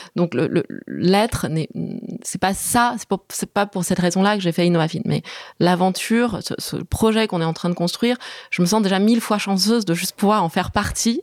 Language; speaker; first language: French; early bilingual, other home language; Chinese